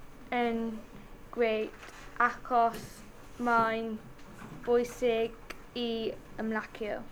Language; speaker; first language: Welsh; non-native, local second language; English